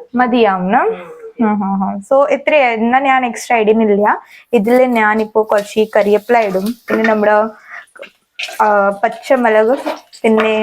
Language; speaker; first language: Malayalam; non-native, learner; Kannada